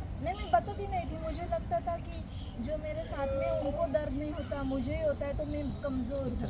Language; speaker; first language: Hindi; non-native, local second language; Marathi